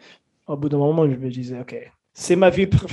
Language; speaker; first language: French; non-native, fluent; English